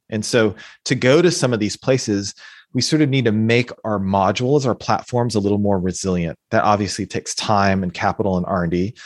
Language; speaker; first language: English; native; English